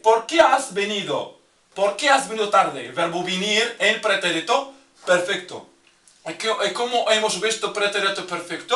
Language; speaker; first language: Spanish; non-native, fluent; Arabic